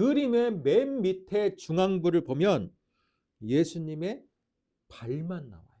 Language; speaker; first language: Korean; native; Korean